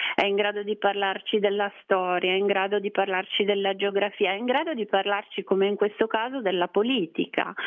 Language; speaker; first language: Italian; native; Italian